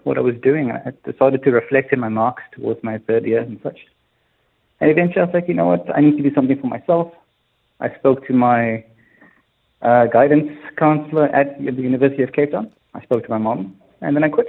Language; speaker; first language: English; native; English